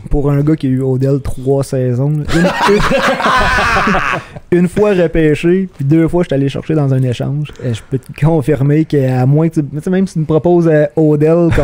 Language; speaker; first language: French; native; French